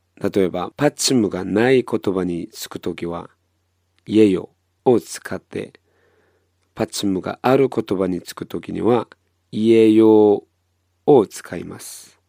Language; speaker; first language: Japanese; non-native, fluent; Korean